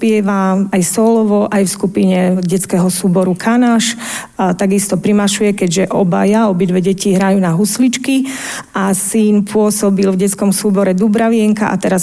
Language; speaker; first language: Slovak; non-native, local second language; Rusyn